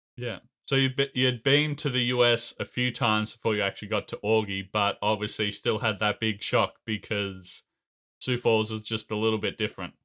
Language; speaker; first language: English; native; English